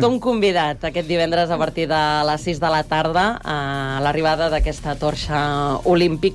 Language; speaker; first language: Catalan; native; Catalan